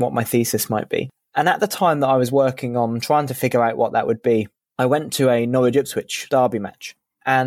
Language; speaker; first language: English; native; English